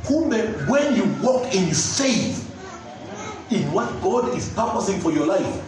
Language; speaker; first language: English; non-native, local second language; Swahili